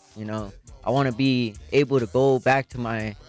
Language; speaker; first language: English; early bilingual, other home language; Spanish